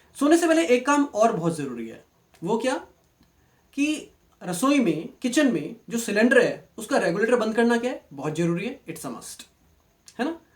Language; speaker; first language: Hindi; native; Hindi